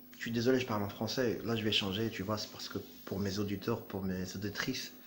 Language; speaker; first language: French; non-native, local second language; Arabic